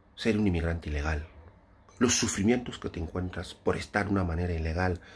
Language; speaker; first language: Spanish; non-native, fluent; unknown